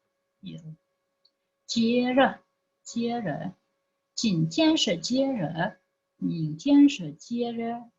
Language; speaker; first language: Chinese; non-native, fluent; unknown